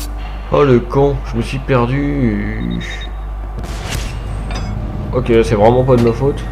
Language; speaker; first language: French; native; French